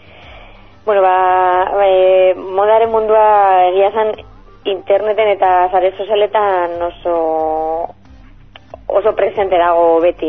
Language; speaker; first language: Basque; non-native, local second language; Spanish